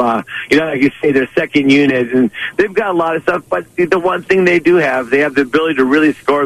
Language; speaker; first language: English; native; English